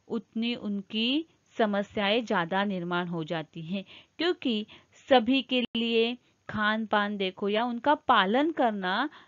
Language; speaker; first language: Hindi; non-native, local second language; Marathi